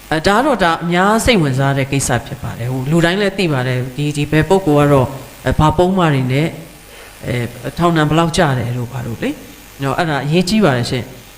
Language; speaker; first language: Burmese; native; Burmese